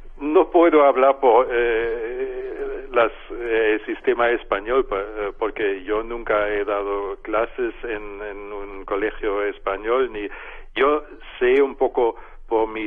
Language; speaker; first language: Spanish; non-native, fluent; German